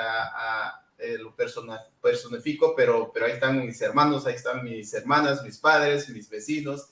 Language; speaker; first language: Spanish; non-native, local second language; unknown